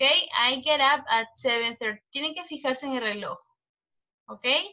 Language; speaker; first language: Spanish; native; Spanish